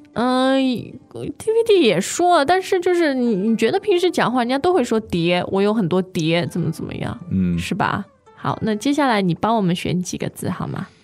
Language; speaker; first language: Chinese; native; Chinese